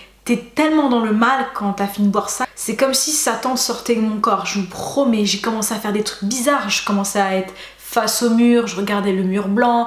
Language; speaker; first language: French; native; French